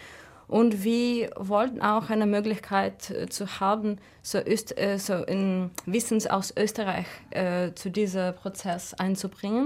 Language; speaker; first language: German; non-native, fluent; Russian